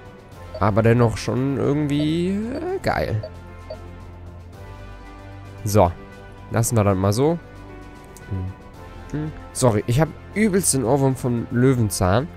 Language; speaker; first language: German; native; German